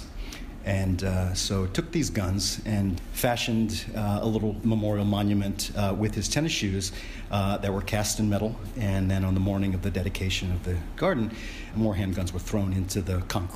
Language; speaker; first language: English; native; English